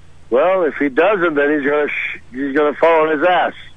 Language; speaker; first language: English; non-native, fluent; French